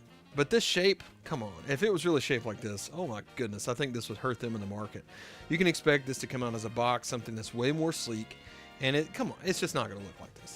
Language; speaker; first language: English; native; English